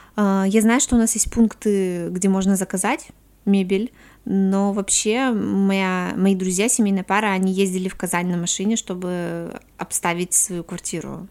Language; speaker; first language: Russian; native; Russian